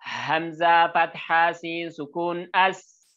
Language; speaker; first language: Arabic; non-native, learner; Oromo